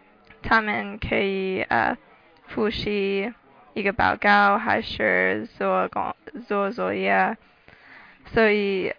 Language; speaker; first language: Chinese; non-native, learner; English